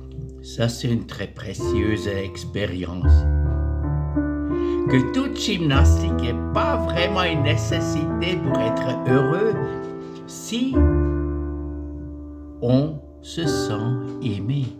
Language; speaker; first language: French; non-native, fluent; German